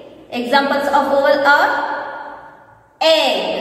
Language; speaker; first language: English; non-native, local second language; Kannada